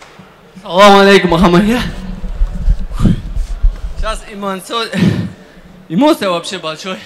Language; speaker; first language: Russian; non-native, learner; Uzbek